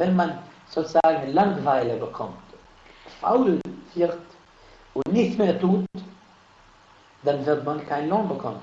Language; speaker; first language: German; non-native, fluent; Arabic